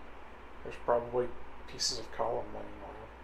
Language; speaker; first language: English; native; English